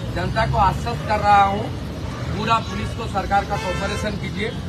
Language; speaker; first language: Hindi; non-native, local second language; Bangla